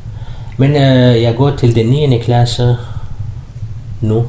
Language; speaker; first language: Danish; non-native, learner; Kurdish